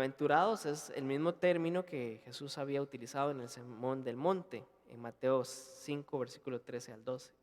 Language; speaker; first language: Spanish; native; Spanish